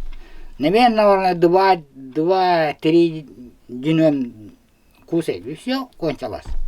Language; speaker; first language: Russian; non-native, local second language; Yakut